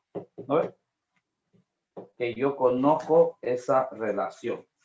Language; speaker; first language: Spanish; native; Spanish